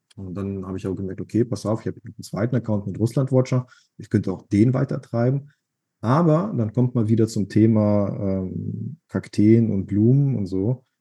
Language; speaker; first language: German; non-native, fluent; Russian